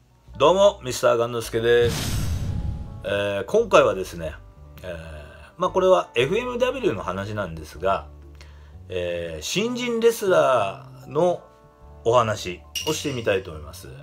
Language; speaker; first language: Japanese; native; Japanese